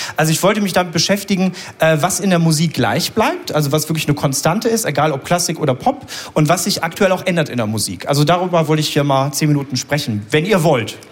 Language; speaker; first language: German; native; German